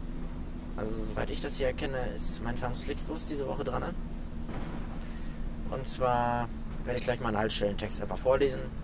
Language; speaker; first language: German; native; German